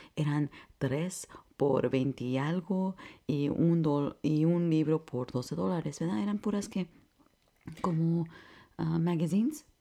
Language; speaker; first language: Spanish; early bilingual, heritage; Spanish